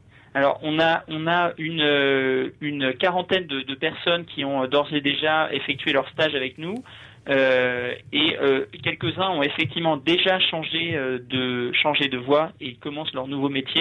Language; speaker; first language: French; native; French